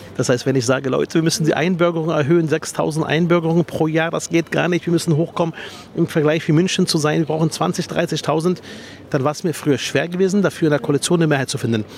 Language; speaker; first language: German; early bilingual, other home language; Arabic